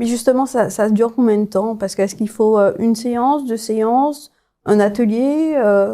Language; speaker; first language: French; native; French